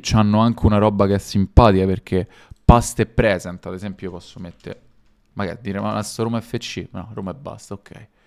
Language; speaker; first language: Italian; native; Italian